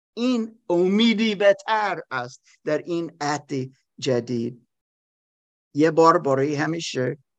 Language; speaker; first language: Persian; non-native, learner; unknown